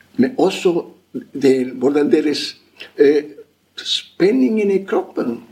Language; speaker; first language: Norwegian; non-native, fluent; Italian